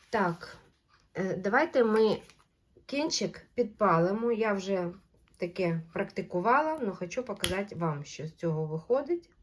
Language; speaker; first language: Ukrainian; non-native, local second language; Russian